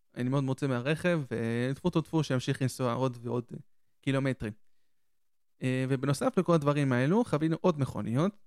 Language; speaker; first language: Hebrew; native; Hebrew